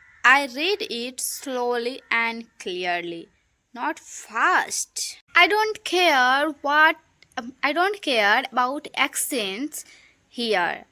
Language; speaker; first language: English; non-native, local second language; Hindi